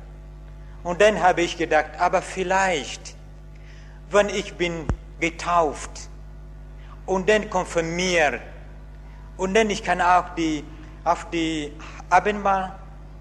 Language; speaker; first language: German; non-native, learner; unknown